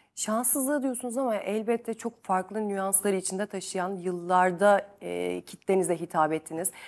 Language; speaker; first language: Turkish; native; Turkish